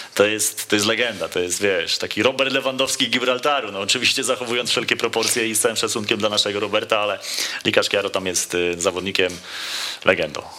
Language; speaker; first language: Polish; native; Polish